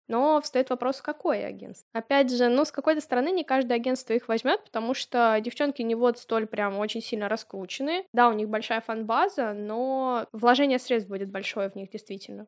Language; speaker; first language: Russian; native; Russian